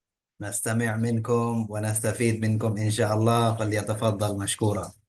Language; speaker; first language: Arabic; early bilingual, heritage; Indonesian